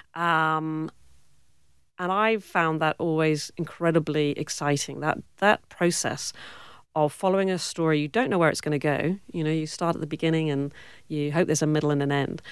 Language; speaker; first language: English; native; English